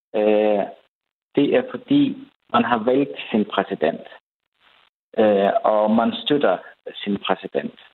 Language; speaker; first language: Danish; non-native, fluent; Ukrainian